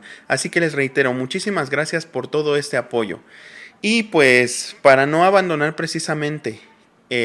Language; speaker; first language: Spanish; native; Spanish